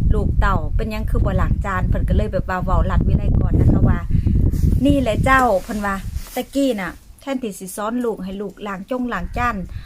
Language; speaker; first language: Thai; native; Thai